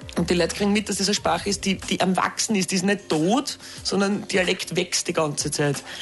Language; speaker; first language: German; native; German